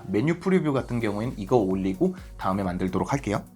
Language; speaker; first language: Korean; native; Korean